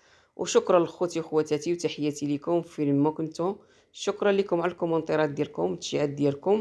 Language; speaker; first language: Arabic; native; Arabic